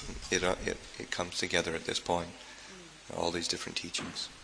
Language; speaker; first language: English; native; English